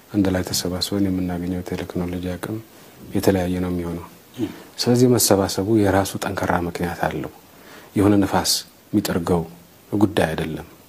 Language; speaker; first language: Amharic; non-native, local second language; Tigrinya